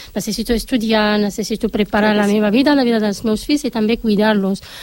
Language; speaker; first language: Catalan; non-native, learner; Arabic